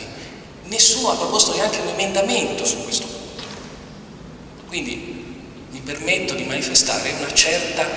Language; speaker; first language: Italian; native; Italian